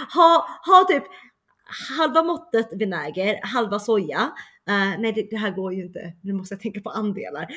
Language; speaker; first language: Swedish; early bilingual, other home language; Chinese